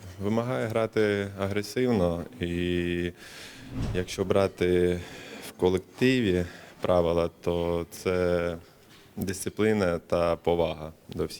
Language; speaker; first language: Ukrainian; non-native, local second language; Russian